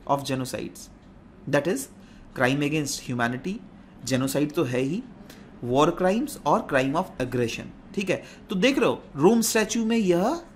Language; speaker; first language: Hindi; non-native, local second language; Assamese